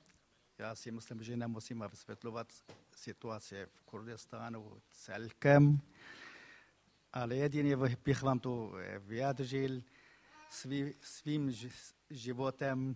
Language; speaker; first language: Czech; non-native, fluent; Kurdish